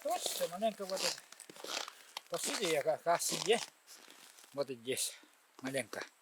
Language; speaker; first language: Russian; non-native, local second language; Yakut